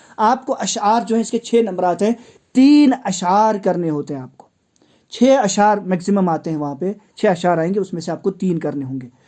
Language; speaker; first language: Urdu; non-native, local second language; Kashmiri